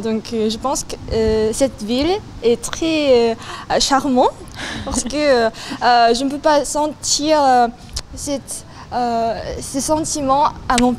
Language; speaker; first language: French; non-native, learner; Korean